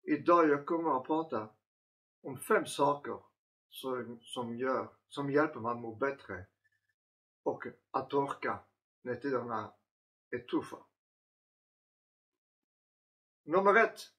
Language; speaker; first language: Swedish; non-native, fluent; French